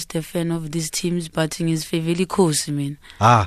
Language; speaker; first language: English; non-native, local second language; Zulu